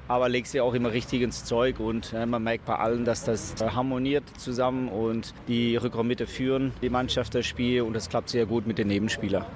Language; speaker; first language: German; native; German